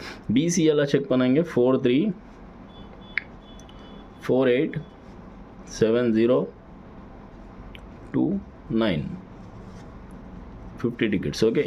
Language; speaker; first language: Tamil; non-native, learner; Kannada